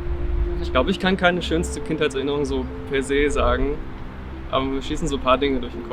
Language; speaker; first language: German; native; German